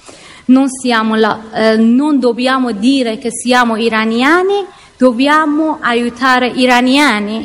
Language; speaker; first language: Italian; non-native, learner; Persian